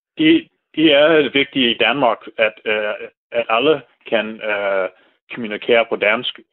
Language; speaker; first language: Danish; non-native, fluent; English